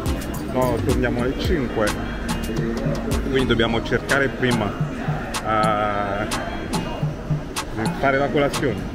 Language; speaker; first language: Italian; non-native, learner; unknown